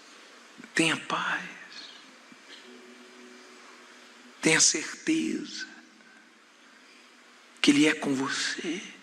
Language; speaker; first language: Portuguese; native; Portuguese